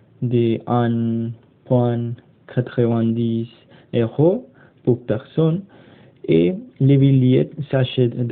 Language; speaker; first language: French; non-native, learner; Spanish